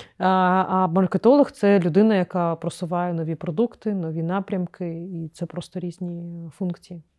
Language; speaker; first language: Ukrainian; non-native, local second language; Crimean Tatar